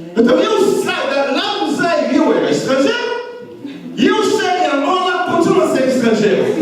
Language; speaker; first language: Portuguese; non-native, fluent; Lingala